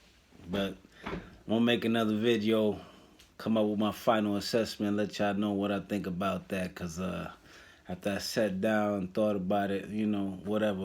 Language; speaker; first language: English; native; English